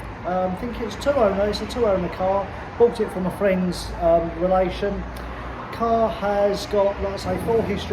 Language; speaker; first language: English; native; English